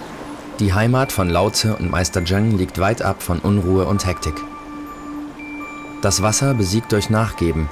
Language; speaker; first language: German; native; German